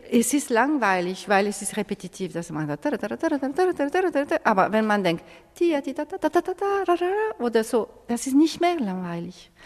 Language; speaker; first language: German; non-native, fluent; Italian